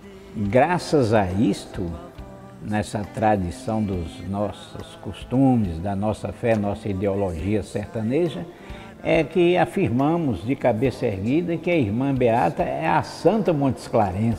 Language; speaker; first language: Portuguese; native; Portuguese